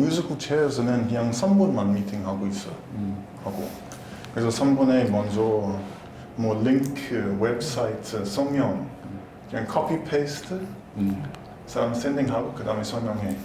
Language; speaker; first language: Korean; non-native, learner; English